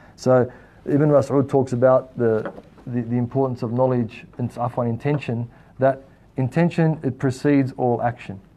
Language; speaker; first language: English; native; English